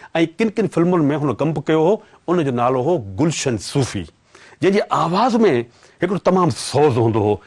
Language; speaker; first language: Sindhi; native; Sindhi